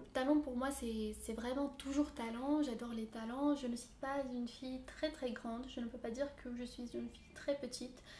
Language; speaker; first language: French; non-native, fluent; Armenian